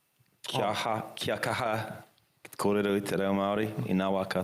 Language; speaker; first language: Māori; non-native, local second language; English